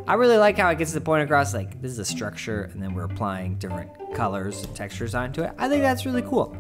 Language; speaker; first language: English; native; English